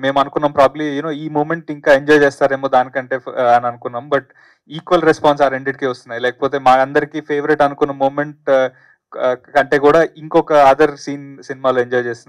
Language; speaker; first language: Telugu; native; Telugu